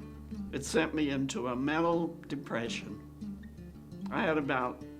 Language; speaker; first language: English; native; English